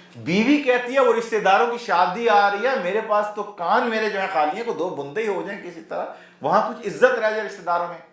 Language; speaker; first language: Urdu; non-native, local second language; Punjabi